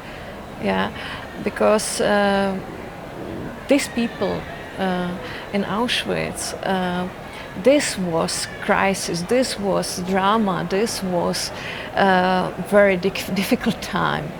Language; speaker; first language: English; non-native, fluent; Czech